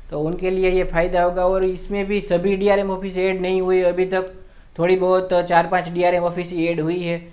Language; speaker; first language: Hindi; non-native, local second language; Gujarati